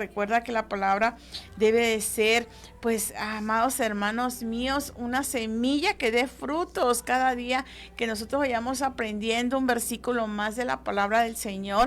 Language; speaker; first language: Spanish; native; Spanish